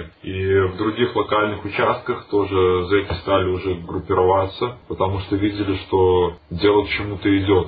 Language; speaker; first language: Russian; native; Russian